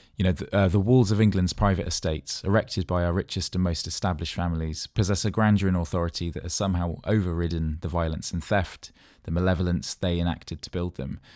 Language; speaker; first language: English; native; English